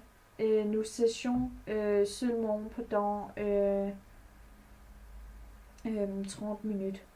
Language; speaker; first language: French; non-native, learner; Danish